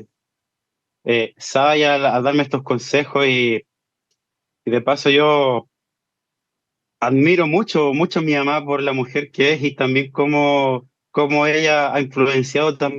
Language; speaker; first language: Spanish; native; Spanish